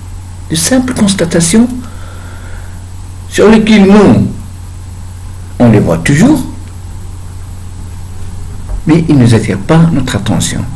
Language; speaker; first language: French; non-native, fluent; Arabic